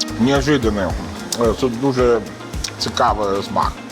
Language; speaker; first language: Ukrainian; non-native, learner; Italian